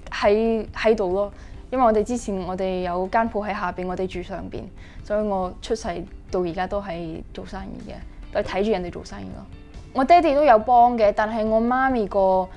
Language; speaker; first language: Cantonese; early bilingual, heritage; Cantonese